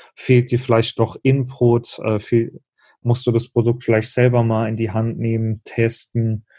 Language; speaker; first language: German; native; German